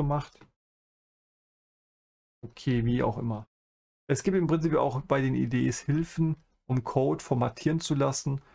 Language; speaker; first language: German; native; German